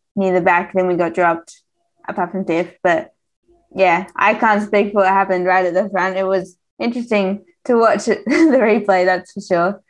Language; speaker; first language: English; native; English